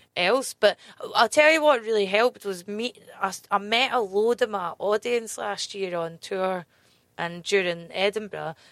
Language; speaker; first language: English; native; English